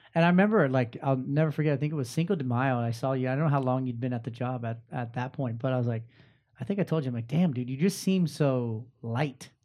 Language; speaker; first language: English; native; English